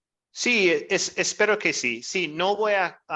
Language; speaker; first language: Spanish; non-native, fluent; English